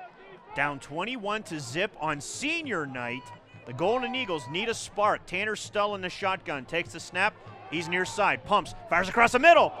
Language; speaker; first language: English; native; English